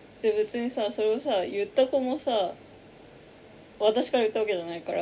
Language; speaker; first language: Japanese; native; Japanese